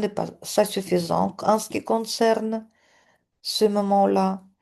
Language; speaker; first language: French; non-native, fluent; Russian